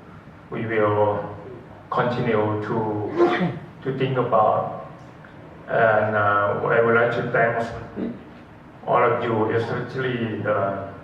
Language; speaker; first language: English; non-native, learner; Thai